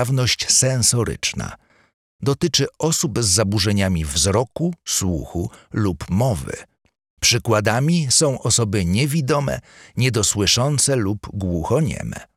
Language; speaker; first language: Polish; native; Polish